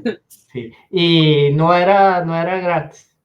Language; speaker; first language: Spanish; non-native, learner; Portuguese